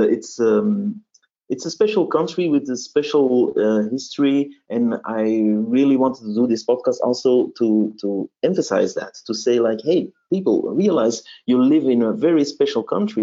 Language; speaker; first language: English; non-native, fluent; Dutch